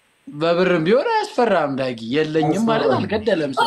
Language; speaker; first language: Amharic; native; Amharic